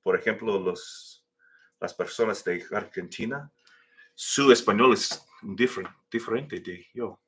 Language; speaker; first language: Spanish; non-native, learner; English